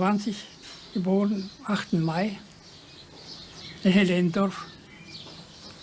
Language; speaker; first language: German; early bilingual, heritage; German